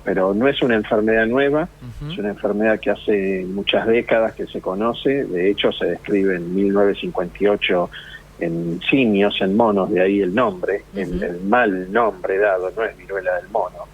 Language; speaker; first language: Spanish; native; Spanish